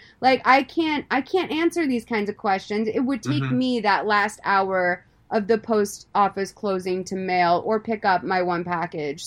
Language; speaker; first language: English; native; English